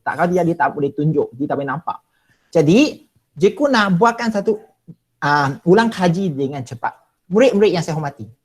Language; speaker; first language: Malay; non-native, local second language; Chinese